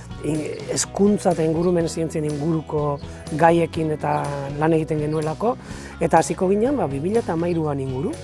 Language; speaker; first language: Basque; native; Basque